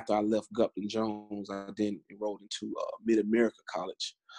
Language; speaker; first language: English; native; English